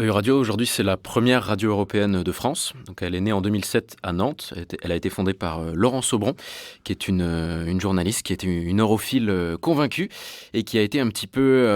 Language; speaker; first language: French; native; French